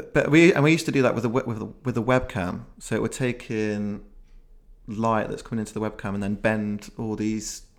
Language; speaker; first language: English; native; English